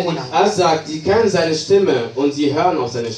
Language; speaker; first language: German; non-native, fluent; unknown